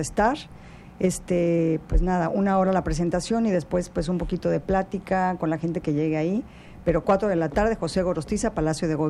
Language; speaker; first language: Spanish; native; Spanish